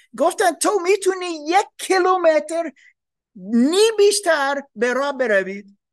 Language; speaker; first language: Persian; non-native, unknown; German